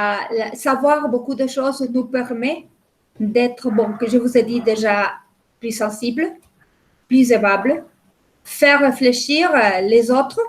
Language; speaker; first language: French; non-native, fluent; Spanish